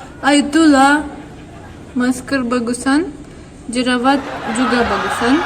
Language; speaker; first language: Indonesian; non-native, learner; Russian